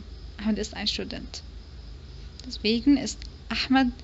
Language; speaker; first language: German; non-native, fluent; Arabic